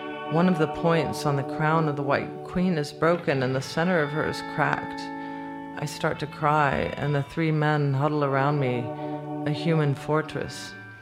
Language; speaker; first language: English; native; English